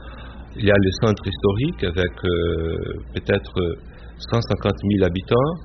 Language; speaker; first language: French; non-native, fluent; Portuguese